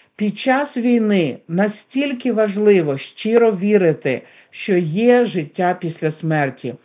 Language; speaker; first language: Ukrainian; native; Ukrainian